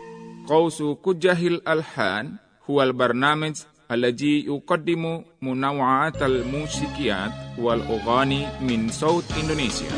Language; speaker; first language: Arabic; non-native, fluent; Indonesian